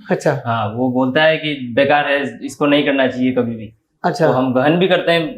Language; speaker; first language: Hindi; native; Hindi